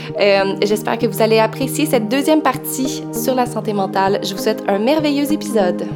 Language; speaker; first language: French; native; French